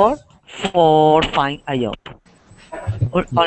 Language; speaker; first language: English; non-native, learner; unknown